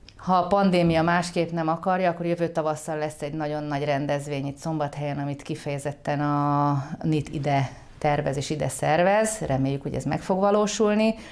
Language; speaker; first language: Hungarian; native; Hungarian